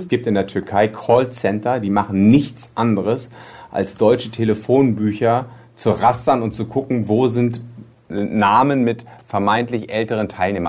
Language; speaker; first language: German; native; German